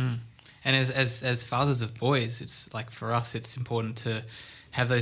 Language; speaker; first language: English; native; English